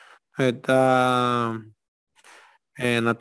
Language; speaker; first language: Russian; non-native, learner; Spanish